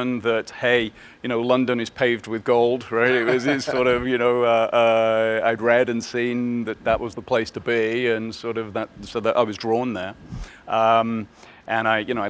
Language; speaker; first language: English; native; English